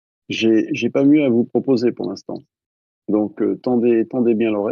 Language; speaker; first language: French; native; French